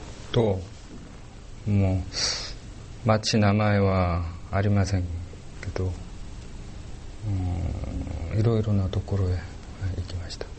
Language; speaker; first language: Japanese; non-native, learner; Korean